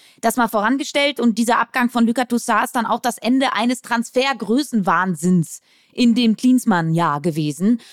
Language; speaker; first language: German; native; German